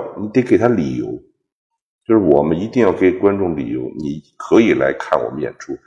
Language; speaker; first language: Chinese; native; Chinese